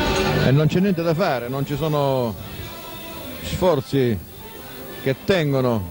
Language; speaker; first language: Italian; native; Italian